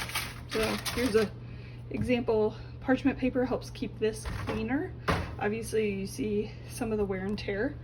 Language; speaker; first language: English; native; English